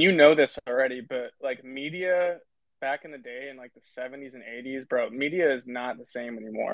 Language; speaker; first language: English; native; English